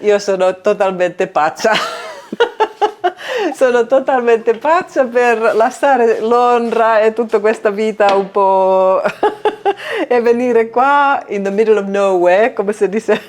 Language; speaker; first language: Italian; non-native, learner; Finnish